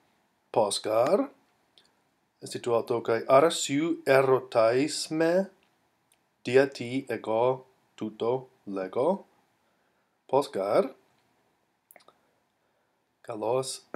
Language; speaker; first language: Greek; non-native, fluent; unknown